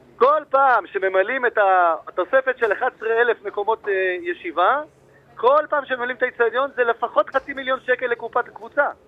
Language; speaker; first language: Hebrew; native; Hebrew